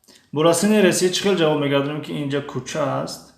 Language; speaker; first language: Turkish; non-native, fluent; Tajik